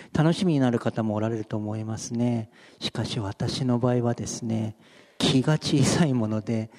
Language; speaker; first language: Japanese; native; Japanese